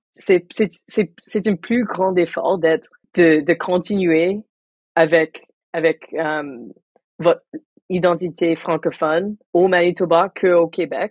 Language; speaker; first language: French; non-native, local second language; English